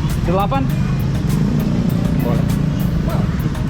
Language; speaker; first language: Indonesian; non-native, learner; English